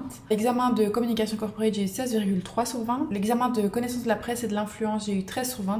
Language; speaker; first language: French; native; French